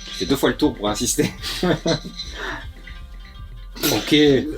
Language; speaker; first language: French; native; French